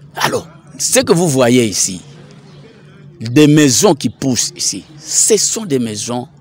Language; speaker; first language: French; non-native, local second language; Swahili